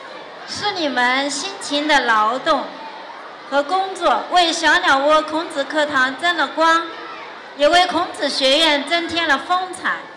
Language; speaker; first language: Chinese; native; Chinese